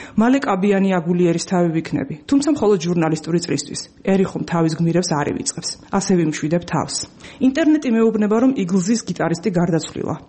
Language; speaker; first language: Georgian; native; Georgian